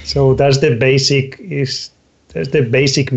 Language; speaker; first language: English; non-native, fluent; Spanish